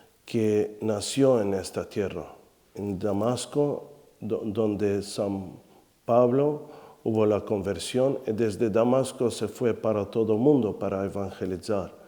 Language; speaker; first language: Spanish; non-native, fluent; Arabic